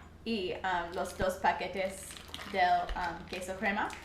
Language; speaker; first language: Spanish; non-native, learner; English